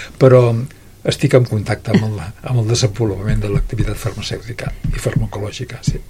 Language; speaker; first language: Catalan; native; Catalan